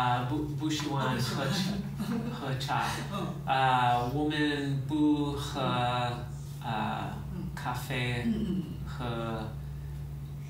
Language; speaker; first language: Chinese; non-native, learner; English